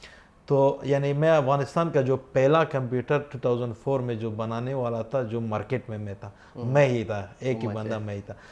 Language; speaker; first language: Hindi; non-native, fluent; Pashto